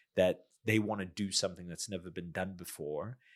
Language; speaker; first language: English; native; English